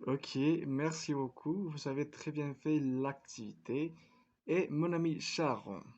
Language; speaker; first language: French; non-native, fluent; Spanish